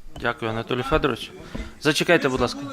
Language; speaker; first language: Ukrainian; native; Ukrainian